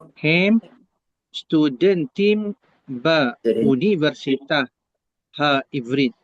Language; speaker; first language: Hebrew; non-native, learner; Indonesian